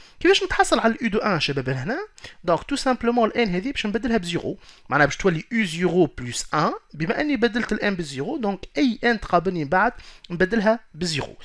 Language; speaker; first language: French; non-native, local second language; Arabic